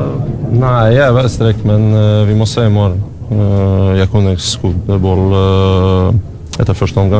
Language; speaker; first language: Norwegian; non-native, learner; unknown